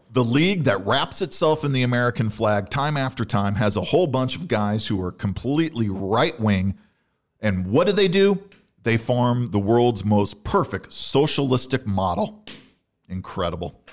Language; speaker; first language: English; native; English